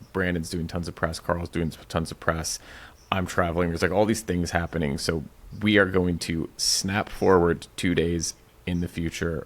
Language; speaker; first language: English; native; English